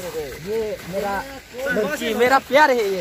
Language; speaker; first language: Hindi; non-native, local second language; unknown